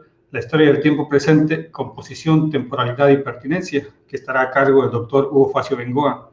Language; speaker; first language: Spanish; native; Spanish